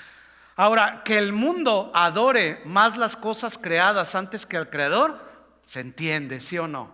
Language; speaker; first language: Spanish; native; Spanish